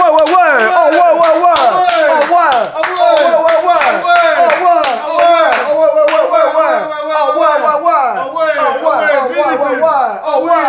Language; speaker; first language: French; native; French